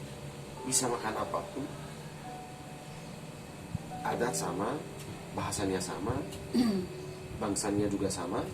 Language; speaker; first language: Indonesian; non-native, fluent; Arabic